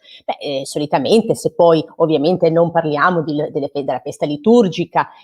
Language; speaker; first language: Italian; native; Italian